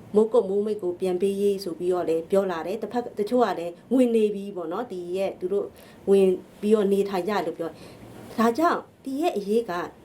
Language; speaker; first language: Burmese; non-native, local second language; Shan